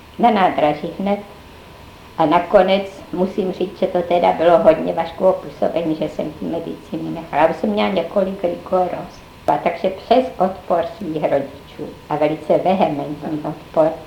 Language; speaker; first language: Czech; native; Czech